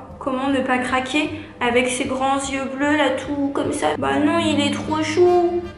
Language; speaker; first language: French; early bilingual, other home language; Portuguese